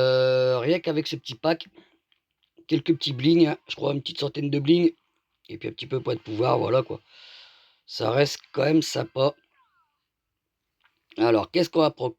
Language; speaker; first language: French; native; French